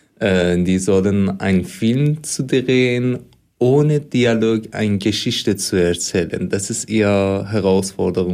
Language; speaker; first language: German; non-native, fluent; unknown